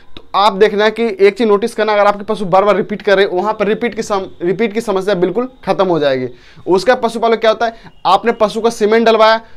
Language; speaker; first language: Hindi; native; Hindi